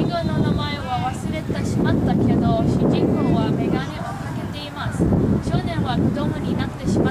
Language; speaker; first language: Japanese; non-native, learner; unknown